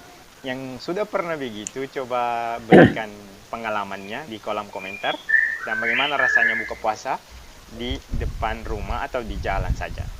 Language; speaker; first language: Indonesian; non-native, fluent; Arabic